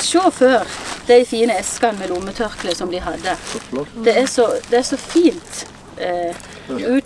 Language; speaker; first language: Norwegian; native; Norwegian